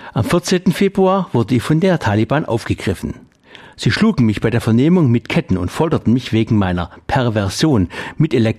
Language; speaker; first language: German; native; German